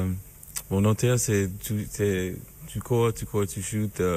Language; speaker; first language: French; non-native, learner; English